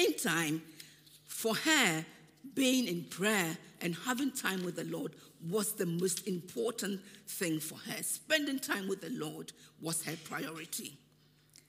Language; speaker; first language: English; non-native, local second language; Akan